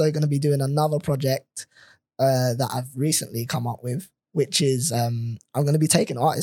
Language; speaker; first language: English; native; English